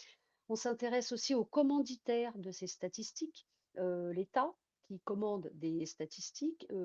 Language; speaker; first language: French; native; French